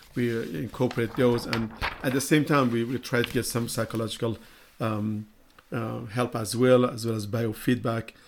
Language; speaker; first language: English; non-native, fluent; Persian